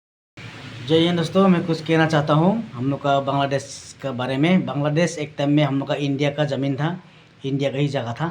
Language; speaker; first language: Hindi; non-native, local second language; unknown